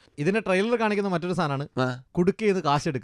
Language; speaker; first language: Malayalam; native; Malayalam